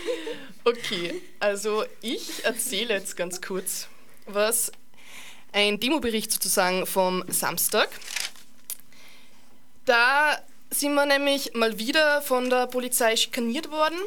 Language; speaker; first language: German; native; German